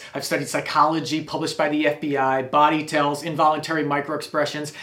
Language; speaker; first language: English; native; English